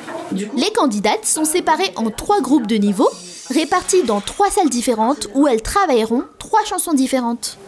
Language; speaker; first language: French; native; French